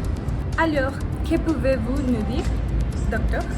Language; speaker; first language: French; non-native, learner; Spanish